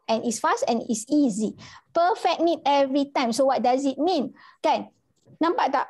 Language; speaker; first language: English; non-native, local second language; Malay